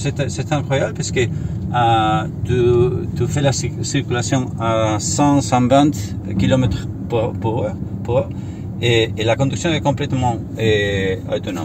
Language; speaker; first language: French; non-native, learner; Spanish